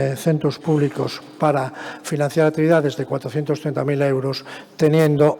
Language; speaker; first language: Spanish; native; Spanish